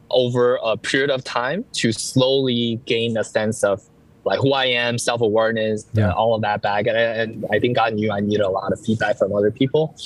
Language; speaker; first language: English; early bilingual, other home language; Chinese